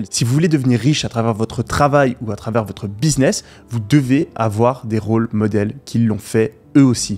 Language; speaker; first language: French; native; French